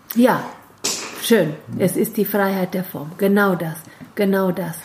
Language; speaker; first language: German; non-native, fluent; Spanish